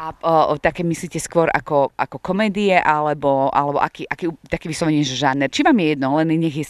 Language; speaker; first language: Slovak; native; Slovak